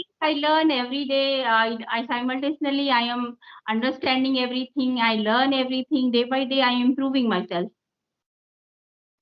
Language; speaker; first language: English; non-native, local second language; Hindi